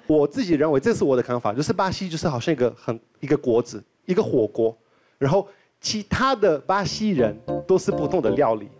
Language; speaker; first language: Chinese; early bilingual, heritage; Chinese